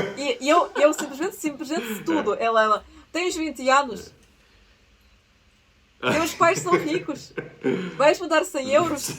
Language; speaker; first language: Portuguese; early bilingual, other home language; Russian